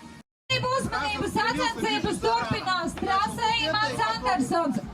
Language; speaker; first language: Latvian; native; Latvian